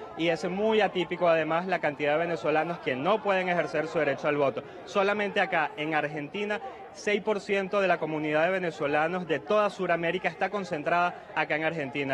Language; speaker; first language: Spanish; native; Spanish